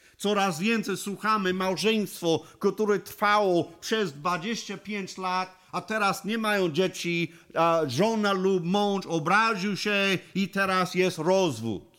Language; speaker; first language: Polish; non-native, learner; English